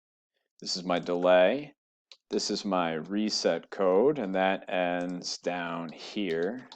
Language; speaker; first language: English; native; English